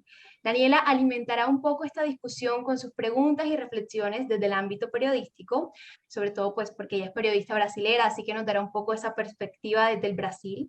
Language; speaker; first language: Spanish; native; Spanish